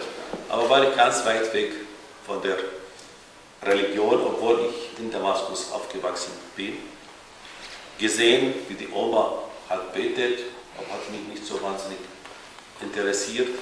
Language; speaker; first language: German; non-native, fluent; Arabic